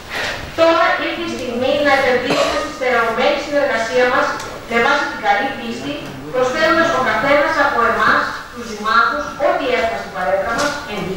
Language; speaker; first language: Greek; native; Greek